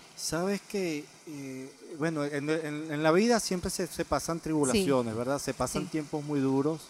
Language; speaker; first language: Spanish; native; Spanish